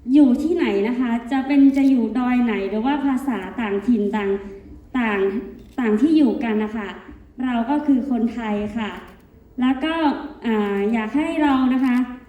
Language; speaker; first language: Thai; non-native, local second language; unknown